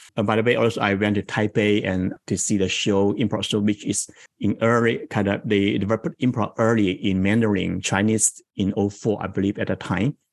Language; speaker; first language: English; non-native, fluent; Chinese